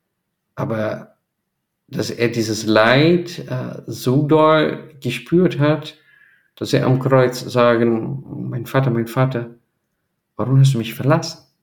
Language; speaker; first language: German; non-native, fluent; Portuguese